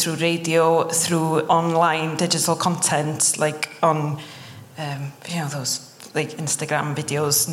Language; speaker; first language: English; non-native, local second language; Welsh